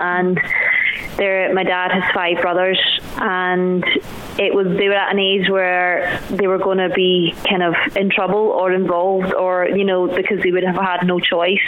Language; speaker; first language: English; native; English